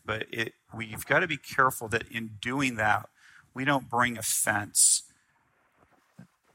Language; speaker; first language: English; native; English